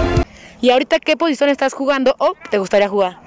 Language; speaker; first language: Spanish; native; Spanish